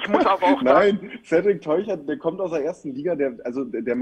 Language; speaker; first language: German; native; German